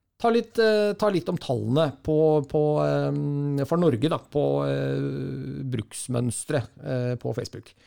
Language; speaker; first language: Norwegian; native; Norwegian